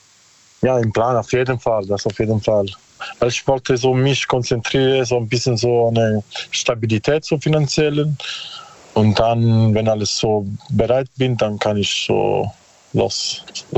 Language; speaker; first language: German; non-native, learner; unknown